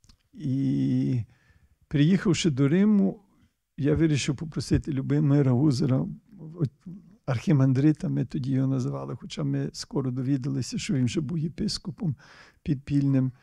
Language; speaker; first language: Ukrainian; early bilingual, heritage; Ukrainian